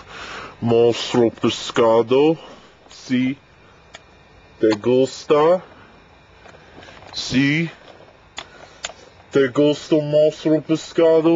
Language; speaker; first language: Spanish; non-native, learner; English